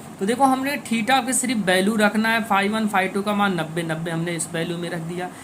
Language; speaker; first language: Hindi; native; Hindi